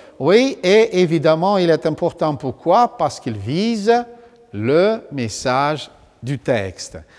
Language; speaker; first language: French; non-native, fluent; Romanian